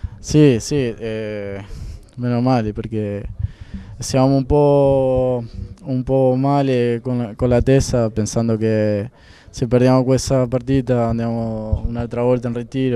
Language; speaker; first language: Italian; non-native, fluent; Spanish